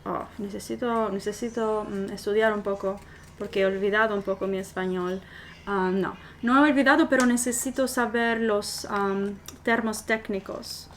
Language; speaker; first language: Spanish; non-native, fluent; English